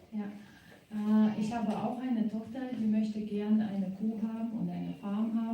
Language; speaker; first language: German; non-native, fluent; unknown